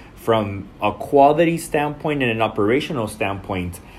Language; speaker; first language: English; non-native, fluent; Spanish